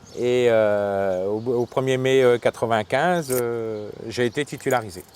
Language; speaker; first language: French; native; French